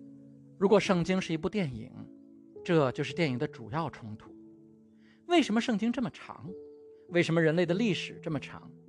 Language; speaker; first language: Chinese; native; Chinese